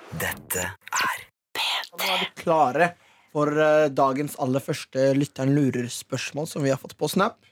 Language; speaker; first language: Norwegian; native; Norwegian